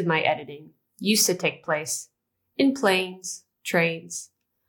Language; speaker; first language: English; native; English